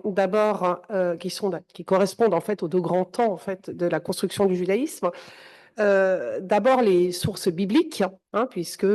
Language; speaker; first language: French; native; French